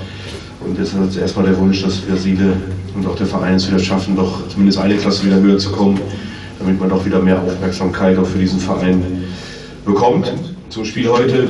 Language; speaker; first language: German; native; German